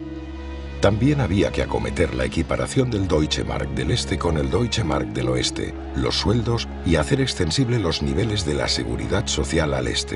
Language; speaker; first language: Spanish; native; Spanish